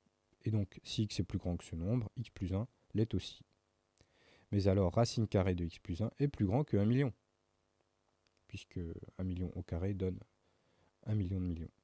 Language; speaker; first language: French; native; French